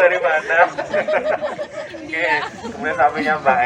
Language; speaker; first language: Indonesian; native; Indonesian